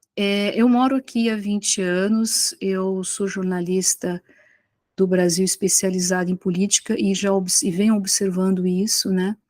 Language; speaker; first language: Portuguese; native; Portuguese